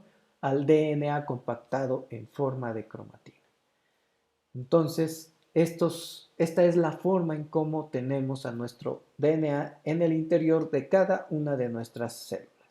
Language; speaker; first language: Spanish; native; Spanish